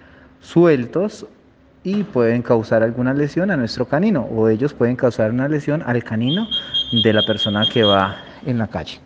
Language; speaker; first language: Spanish; native; Spanish